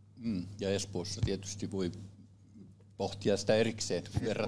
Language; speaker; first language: Finnish; native; Finnish